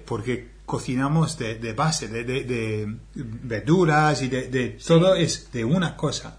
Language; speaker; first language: Spanish; non-native, fluent; English